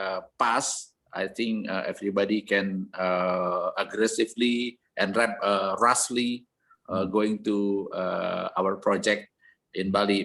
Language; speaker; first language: English; non-native, learner; Indonesian